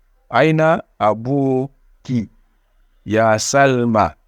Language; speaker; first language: Arabic; non-native, fluent; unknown